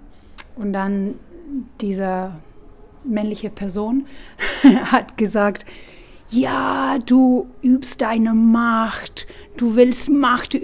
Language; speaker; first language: German; non-native, fluent; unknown